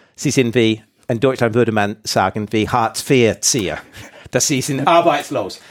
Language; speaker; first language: German; non-native, fluent; English